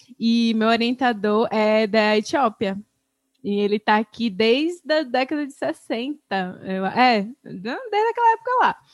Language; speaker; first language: Portuguese; native; Portuguese